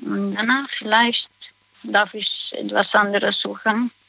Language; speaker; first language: German; non-native, learner; Romanian